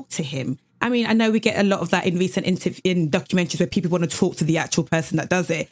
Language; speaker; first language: English; native; English